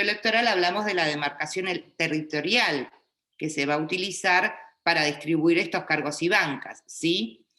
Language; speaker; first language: Spanish; native; Spanish